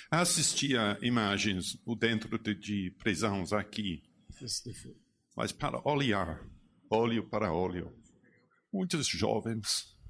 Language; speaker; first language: Portuguese; non-native, learner; English